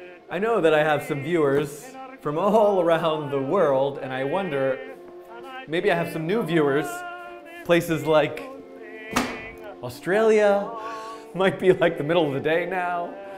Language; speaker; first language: English; native; English